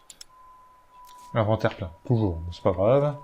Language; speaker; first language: French; native; French